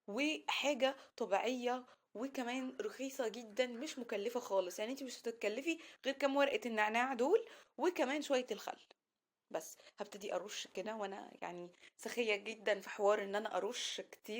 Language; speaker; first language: Arabic; native; Arabic